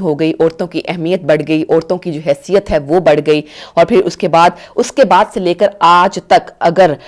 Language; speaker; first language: Urdu; native; Urdu